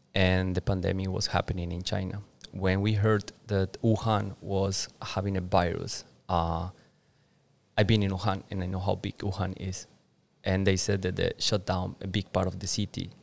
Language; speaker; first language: English; non-native, fluent; Spanish